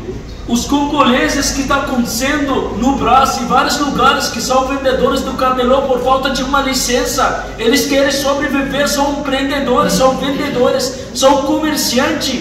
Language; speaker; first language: Portuguese; non-native, fluent; Arabic